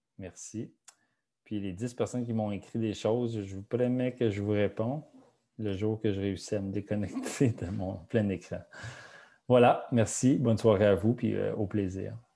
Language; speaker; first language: French; native; French